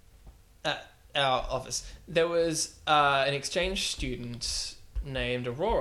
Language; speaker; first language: English; native; English